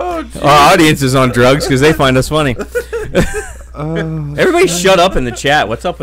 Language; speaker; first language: English; native; English